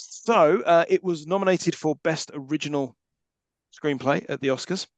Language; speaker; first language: English; native; English